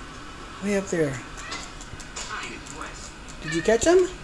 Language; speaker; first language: English; native; English